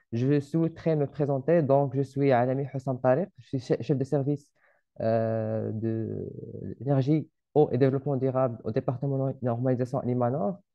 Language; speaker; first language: French; non-native, local second language; Arabic